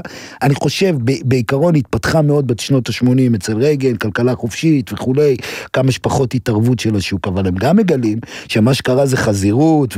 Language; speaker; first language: Hebrew; native; Hebrew